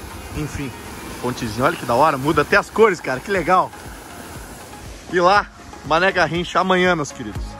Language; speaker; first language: Portuguese; native; Portuguese